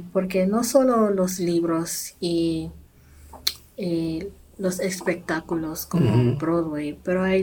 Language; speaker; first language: Spanish; non-native, learner; English